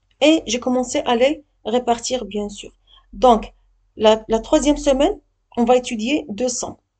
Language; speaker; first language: French; non-native, local second language; Arabic